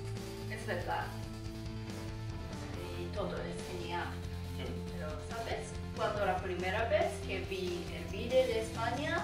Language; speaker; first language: Spanish; non-native, learner; Japanese